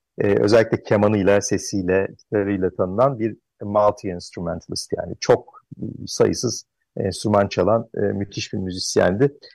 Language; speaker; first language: Turkish; native; Turkish